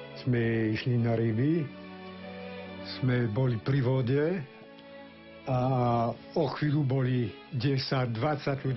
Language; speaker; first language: Slovak; non-native, fluent; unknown